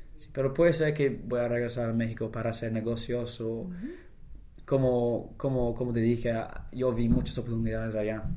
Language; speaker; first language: Spanish; non-native, fluent; English